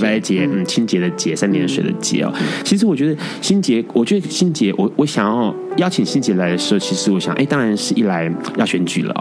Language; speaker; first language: Chinese; native; Chinese